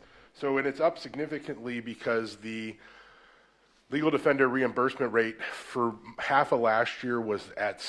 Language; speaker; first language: English; native; English